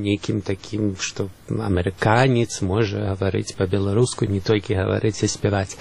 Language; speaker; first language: Belarusian; early bilingual, heritage; Belarusian